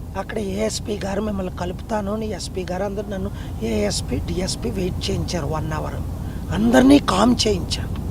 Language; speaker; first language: Telugu; native; Telugu